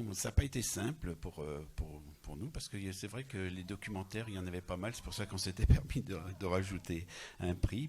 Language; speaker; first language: French; native; French